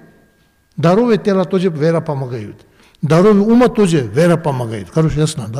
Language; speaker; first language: Russian; non-native, learner; Tibetan